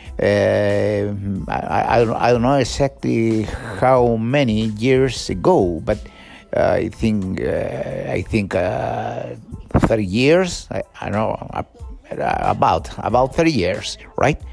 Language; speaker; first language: English; non-native, learner; Spanish